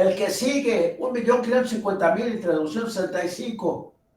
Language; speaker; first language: Spanish; native; Spanish